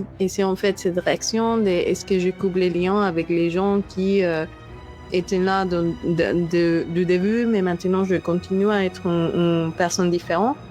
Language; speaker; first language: French; non-native, fluent; Spanish